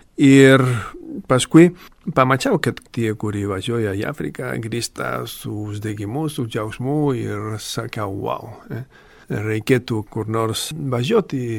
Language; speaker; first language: Lithuanian; non-native, fluent; Spanish